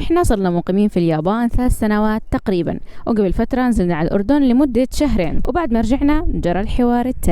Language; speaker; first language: Arabic; native; Arabic